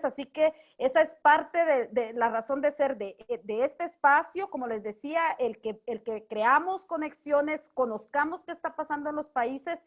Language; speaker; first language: Spanish; native; Spanish